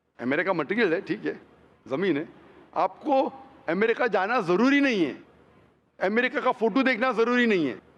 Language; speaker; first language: Hindi; non-native, local second language; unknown